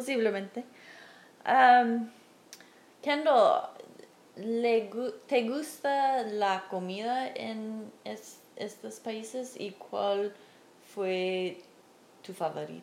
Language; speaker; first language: Spanish; non-native, fluent; English